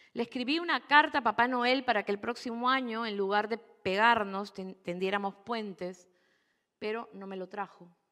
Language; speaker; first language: Spanish; native; Spanish